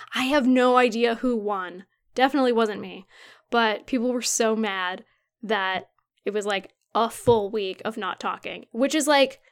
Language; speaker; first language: English; early bilingual, other home language; Ukrainian